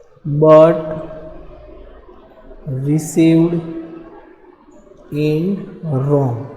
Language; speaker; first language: English; non-native, local second language; Gujarati